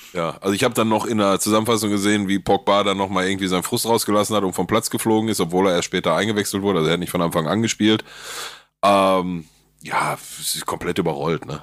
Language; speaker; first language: German; native; German